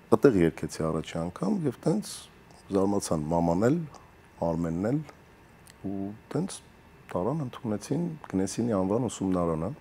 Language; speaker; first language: Armenian; early bilingual, heritage; Armenian